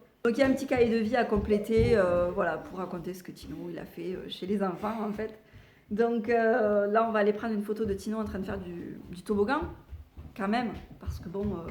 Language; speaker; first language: French; native; French